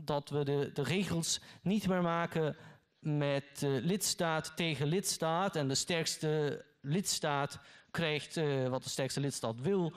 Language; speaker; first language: Dutch; non-native, learner; German